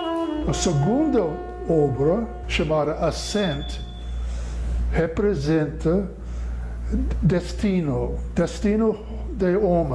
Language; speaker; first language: Portuguese; non-native, learner; English